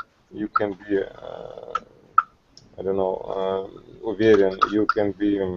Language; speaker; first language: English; non-native, learner; Russian